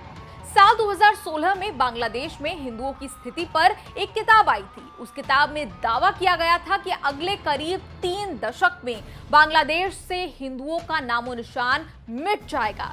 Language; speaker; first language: Hindi; native; Hindi